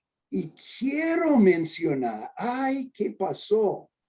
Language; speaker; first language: Spanish; non-native, fluent; English